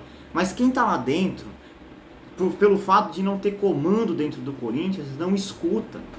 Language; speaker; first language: Portuguese; native; Portuguese